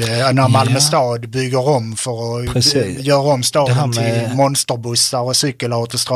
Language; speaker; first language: Swedish; native; Swedish